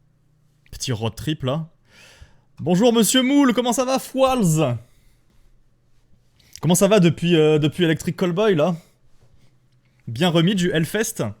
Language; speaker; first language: French; native; French